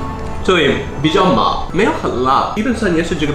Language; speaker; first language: Chinese; non-native, fluent; English